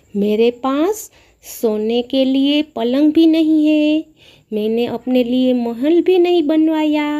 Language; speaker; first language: Hindi; non-native, local second language; Gujarati